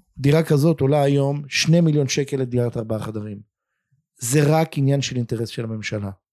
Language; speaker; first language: Hebrew; native; Hebrew